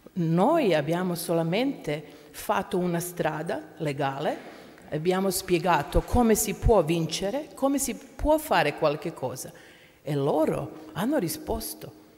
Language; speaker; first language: Italian; non-native, learner; Croatian